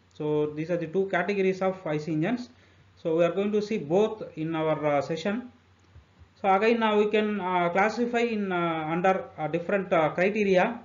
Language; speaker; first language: English; non-native, local second language; Telugu